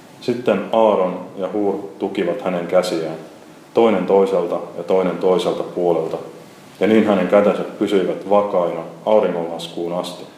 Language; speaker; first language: Finnish; native; Finnish